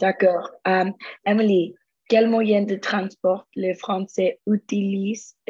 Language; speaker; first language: French; non-native, learner; Spanish